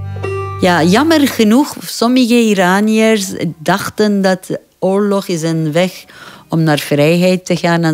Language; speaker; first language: Dutch; non-native, fluent; Persian